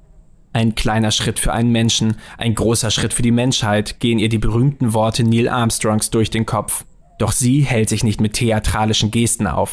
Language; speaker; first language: German; native; German